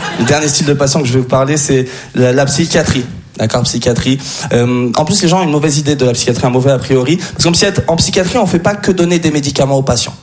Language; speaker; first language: French; native; French